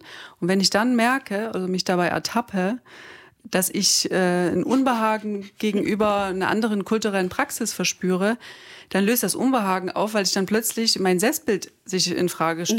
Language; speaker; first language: German; native; German